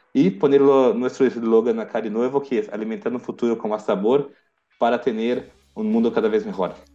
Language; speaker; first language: Spanish; non-native, learner; Portuguese